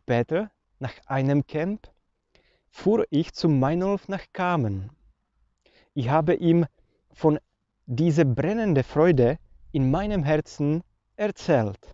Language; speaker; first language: German; non-native, fluent; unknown